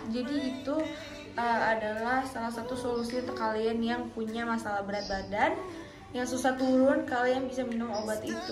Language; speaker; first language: Indonesian; early bilingual, heritage; Indonesian